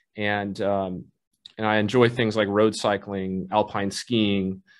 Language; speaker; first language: English; native; English